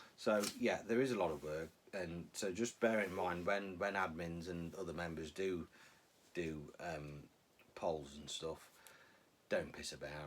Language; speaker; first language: English; native; English